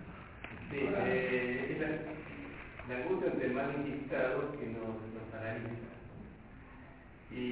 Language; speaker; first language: Spanish; native; Spanish